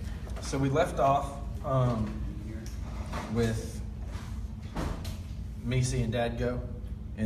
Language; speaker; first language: English; native; English